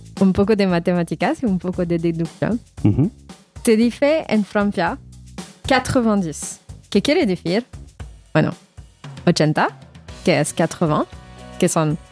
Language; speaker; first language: Spanish; non-native, learner; French